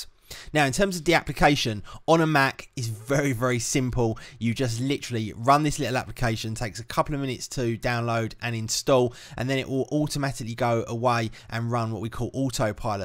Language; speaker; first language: English; native; English